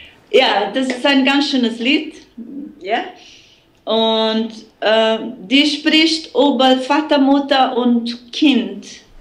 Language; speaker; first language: German; non-native, fluent; Portuguese